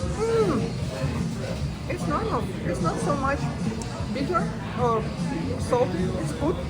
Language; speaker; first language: English; non-native, learner; Ukrainian